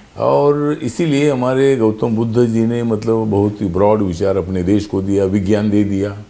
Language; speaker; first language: Hindi; non-native, local second language; Marathi